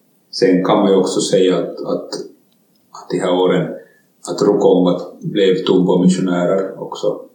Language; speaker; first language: Swedish; native; Swedish